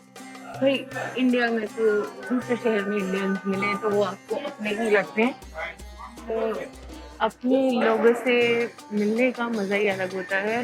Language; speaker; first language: Hindi; native; Hindi